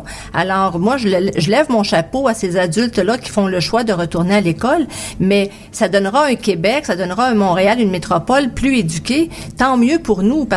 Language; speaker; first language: French; native; French